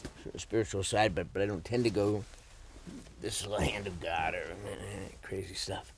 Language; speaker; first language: English; native; English